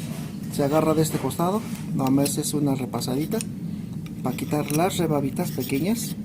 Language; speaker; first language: Spanish; native; Spanish